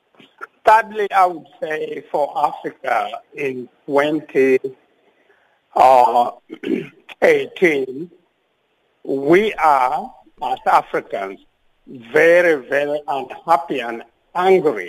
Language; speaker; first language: English; non-native, local second language; Luo (Kenya and Tanzania)